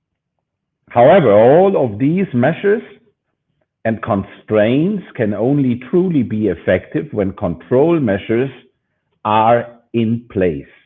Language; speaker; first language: English; non-native, fluent; German